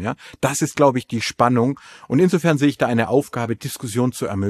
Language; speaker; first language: German; native; German